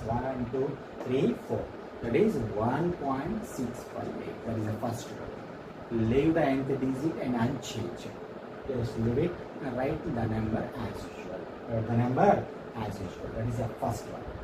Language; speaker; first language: English; non-native, local second language; Telugu